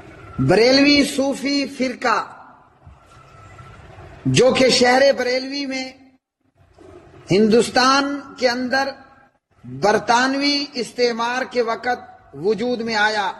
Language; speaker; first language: Urdu; native; Urdu